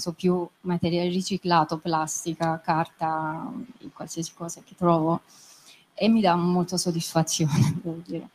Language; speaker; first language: Italian; non-native, fluent; Persian